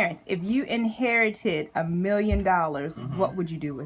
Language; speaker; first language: English; native; English